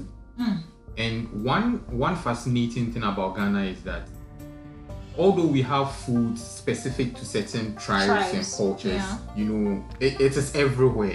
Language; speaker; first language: English; non-native, local second language; Akan